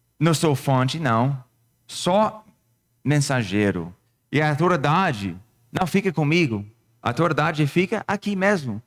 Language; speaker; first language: Portuguese; non-native, fluent; English